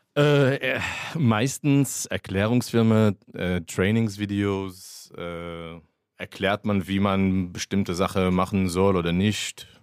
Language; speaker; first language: German; non-native, fluent; Hebrew